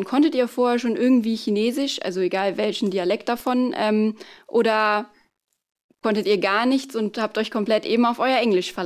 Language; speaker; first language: German; native; German